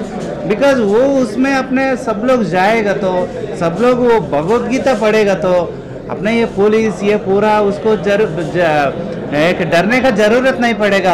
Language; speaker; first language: Hindi; non-native, local second language; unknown